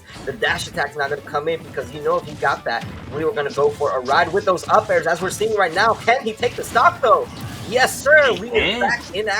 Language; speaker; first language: English; native; English